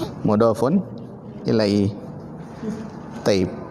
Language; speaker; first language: Arabic; non-native, fluent; Indonesian